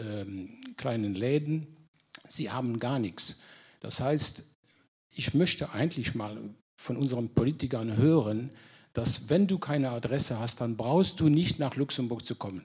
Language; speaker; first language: German; non-native, local second language; Luxembourgish